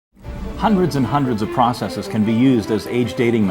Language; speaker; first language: English; native; English